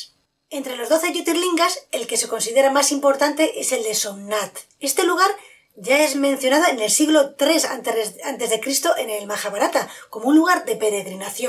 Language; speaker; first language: Spanish; native; Spanish